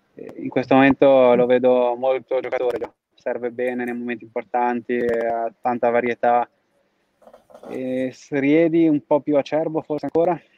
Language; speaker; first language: Italian; native; Italian